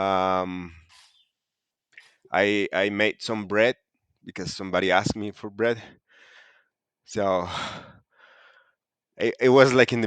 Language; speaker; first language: English; non-native, fluent; Spanish